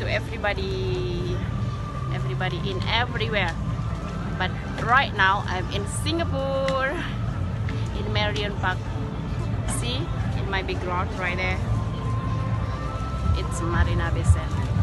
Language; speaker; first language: English; non-native, learner; Indonesian